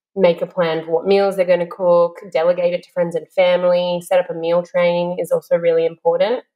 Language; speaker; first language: English; native; English